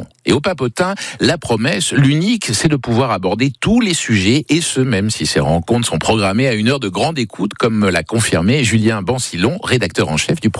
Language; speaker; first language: French; native; French